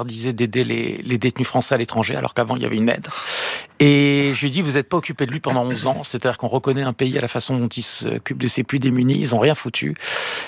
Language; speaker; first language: French; native; French